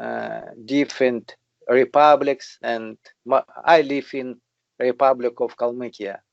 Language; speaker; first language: English; non-native, learner; Russian